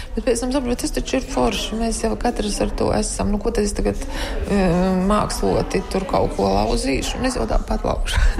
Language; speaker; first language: Latvian; native; Latvian